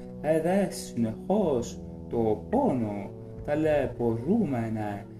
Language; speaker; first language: Greek; non-native, learner; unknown